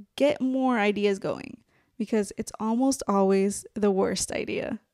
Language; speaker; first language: English; early bilingual, other home language; Spanish